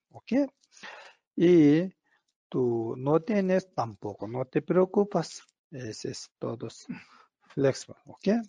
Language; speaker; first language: Spanish; non-native, learner; Tibetan